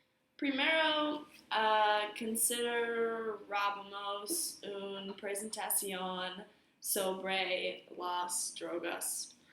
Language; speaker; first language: Spanish; non-native, learner; English